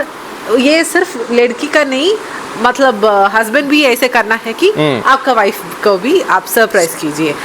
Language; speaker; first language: Hindi; non-native, local second language; Malayalam